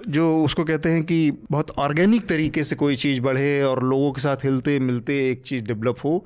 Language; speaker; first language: Hindi; native; Hindi